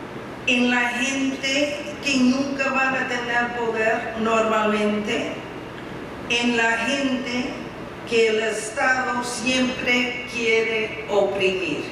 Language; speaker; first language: Spanish; non-native, fluent; English